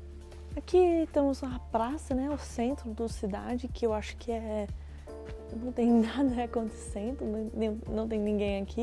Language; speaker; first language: Portuguese; non-native, fluent; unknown